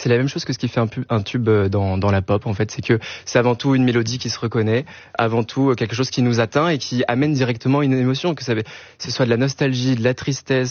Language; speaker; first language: French; native; French